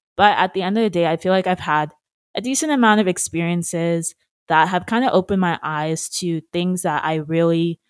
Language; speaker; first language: English; native; English